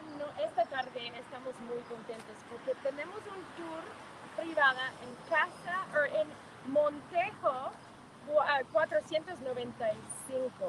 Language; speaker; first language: Spanish; non-native, fluent; English